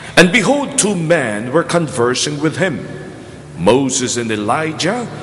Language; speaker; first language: English; non-native, local second language; Filipino